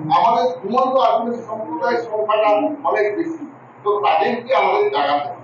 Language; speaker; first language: Bangla; non-native, local second language; Santali